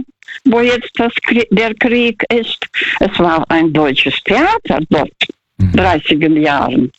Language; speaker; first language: German; non-native, fluent; Russian